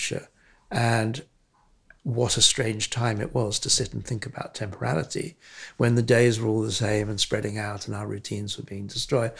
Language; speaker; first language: English; native; English